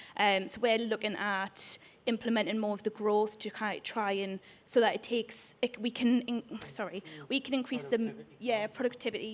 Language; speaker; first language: English; native; English